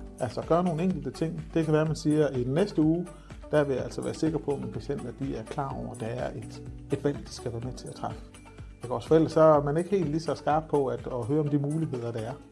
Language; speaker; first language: Danish; native; Danish